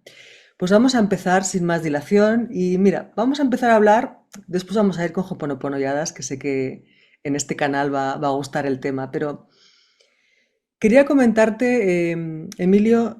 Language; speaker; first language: Spanish; native; Spanish